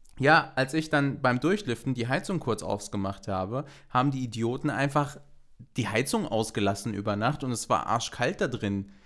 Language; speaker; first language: German; native; German